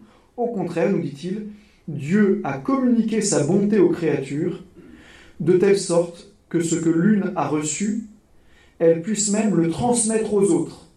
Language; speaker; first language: French; native; French